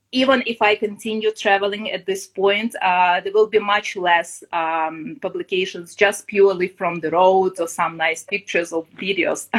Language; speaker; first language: English; non-native, fluent; Ukrainian